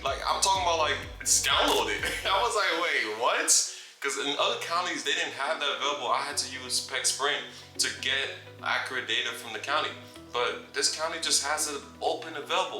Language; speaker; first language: English; native; English